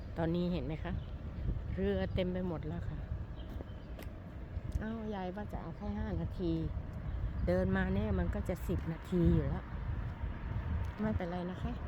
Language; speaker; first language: Thai; native; Thai